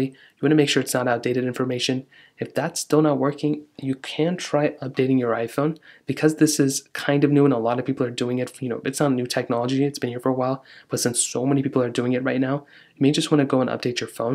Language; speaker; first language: English; native; English